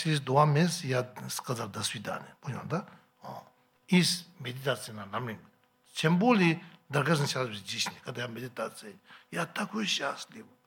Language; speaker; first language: Russian; non-native, learner; Tibetan